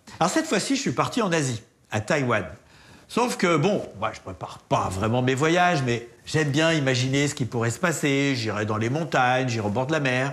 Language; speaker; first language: French; native; French